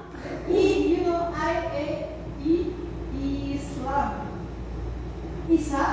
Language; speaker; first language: English; non-native, learner; Arabic